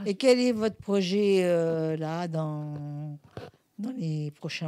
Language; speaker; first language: French; native; French